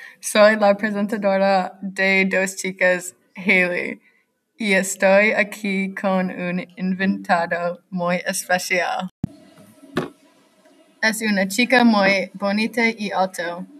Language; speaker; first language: Spanish; non-native, learner; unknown